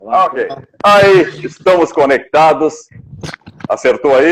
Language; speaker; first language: Portuguese; native; Portuguese